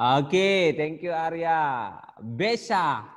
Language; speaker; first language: English; non-native, learner; Indonesian